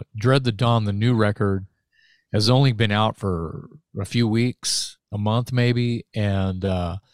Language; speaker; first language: English; native; English